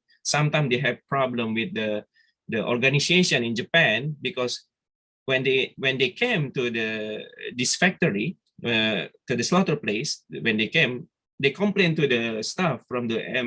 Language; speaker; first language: English; non-native, fluent; Indonesian